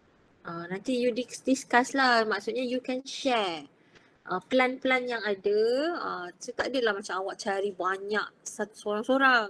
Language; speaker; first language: Malay; native; Malay